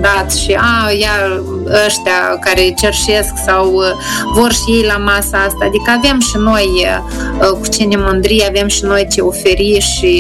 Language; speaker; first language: Romanian; native; Romanian